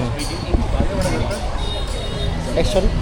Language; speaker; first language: English; non-native, learner; Vietnamese